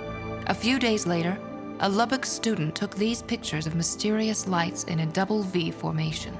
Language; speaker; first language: English; native; English